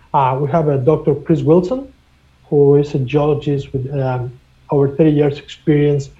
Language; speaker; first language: English; non-native, fluent; Spanish